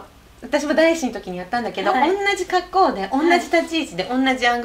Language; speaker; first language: Japanese; native; Japanese